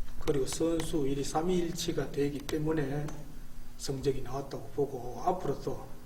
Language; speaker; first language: Korean; native; Korean